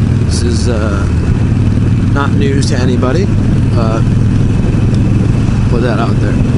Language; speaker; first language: English; native; English